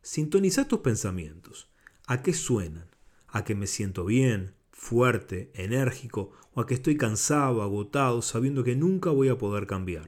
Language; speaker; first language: Spanish; native; Spanish